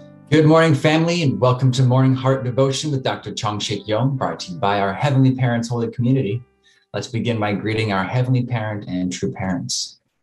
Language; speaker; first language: English; native; English